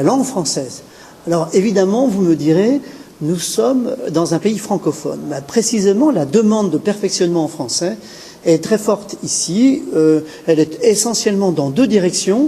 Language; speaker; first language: French; native; French